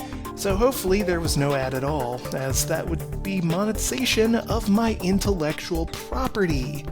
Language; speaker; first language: English; native; English